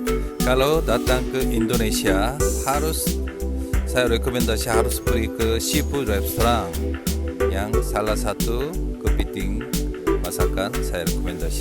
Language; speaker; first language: Indonesian; non-native, learner; Korean